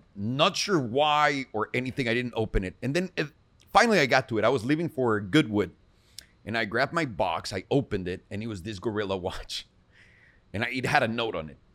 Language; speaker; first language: English; non-native, fluent; Spanish